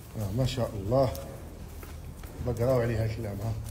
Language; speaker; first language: Arabic; native; Arabic